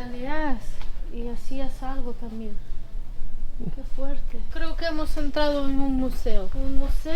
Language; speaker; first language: Spanish; non-native, fluent; Russian